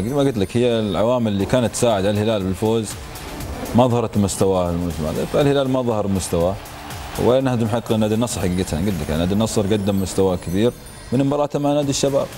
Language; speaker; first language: Arabic; native; Arabic